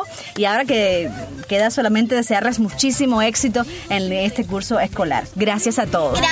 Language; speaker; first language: Spanish; native; Spanish